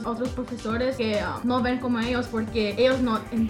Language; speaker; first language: Spanish; early bilingual, heritage; English